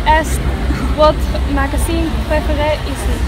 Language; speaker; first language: French; non-native, learner; Icelandic